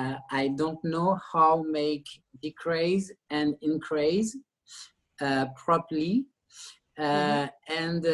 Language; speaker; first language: English; non-native, learner; French